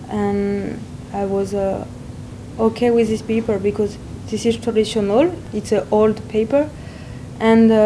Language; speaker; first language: English; non-native, learner; French